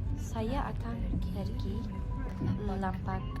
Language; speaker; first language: Malay; non-native, learner; Arabic